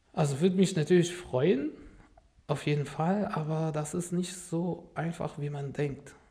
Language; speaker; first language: German; non-native, fluent; Arabic